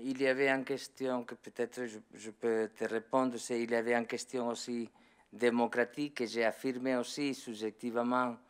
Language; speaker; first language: French; non-native, learner; Spanish